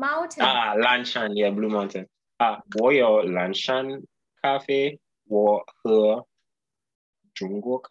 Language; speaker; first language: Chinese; non-native, learner; English